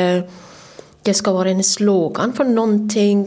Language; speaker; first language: Swedish; non-native, fluent; Kurdish